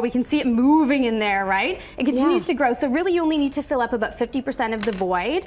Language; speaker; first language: English; native; English